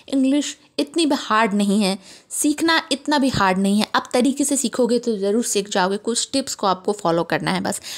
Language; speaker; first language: Hindi; native; Hindi